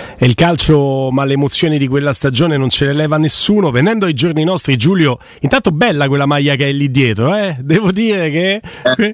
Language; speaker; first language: Italian; native; Italian